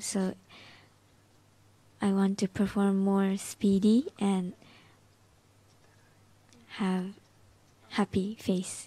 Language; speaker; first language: English; non-native, learner; Japanese